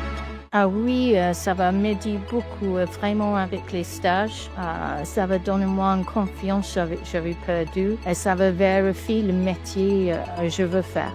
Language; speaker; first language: French; non-native, learner; English